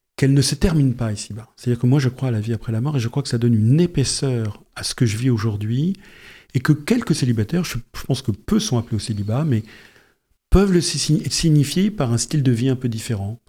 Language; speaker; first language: French; native; French